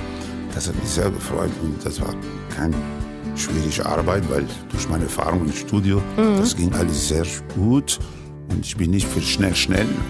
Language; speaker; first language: German; non-native, fluent; Spanish